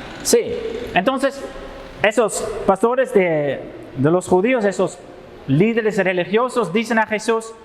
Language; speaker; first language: Spanish; non-native, fluent; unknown